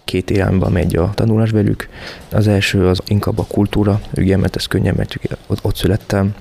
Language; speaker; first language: Hungarian; non-native, fluent; French